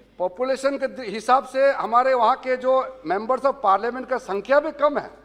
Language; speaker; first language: Hindi; non-native, local second language; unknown